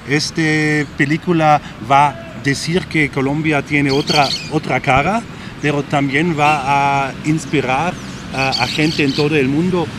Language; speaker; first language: Spanish; non-native, learner; German